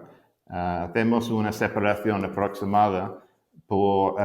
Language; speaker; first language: Spanish; non-native, fluent; English